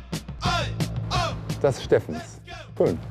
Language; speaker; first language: German; native; German